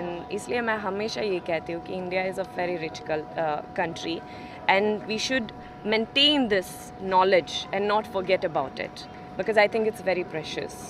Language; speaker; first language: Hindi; non-native, fluent; Swedish